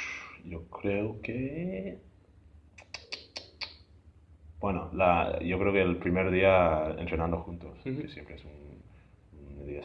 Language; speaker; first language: Spanish; non-native, fluent; English